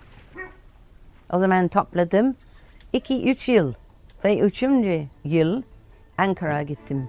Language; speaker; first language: Turkish; non-native, learner; English